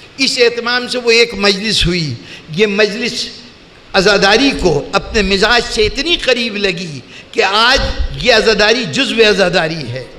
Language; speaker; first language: Urdu; native; Urdu